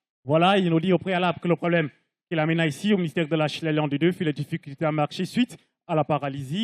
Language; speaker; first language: French; non-native, local second language; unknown